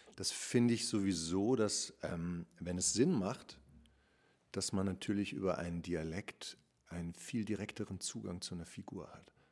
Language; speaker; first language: German; native; German